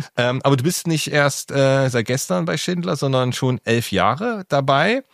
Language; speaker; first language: German; native; German